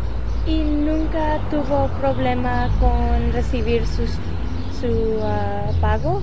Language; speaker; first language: Spanish; early bilingual, heritage; Spanish